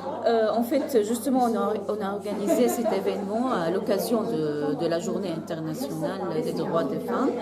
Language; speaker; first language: French; non-native, fluent; Arabic